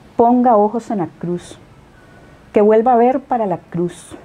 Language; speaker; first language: Spanish; native; Spanish